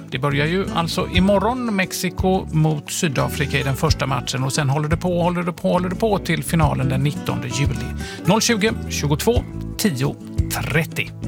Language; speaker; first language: Swedish; native; Swedish